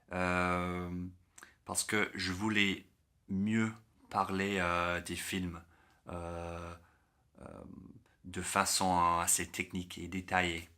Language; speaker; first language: French; non-native, learner; English